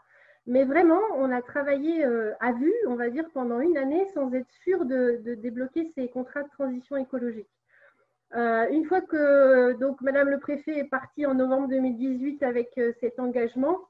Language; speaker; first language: French; native; French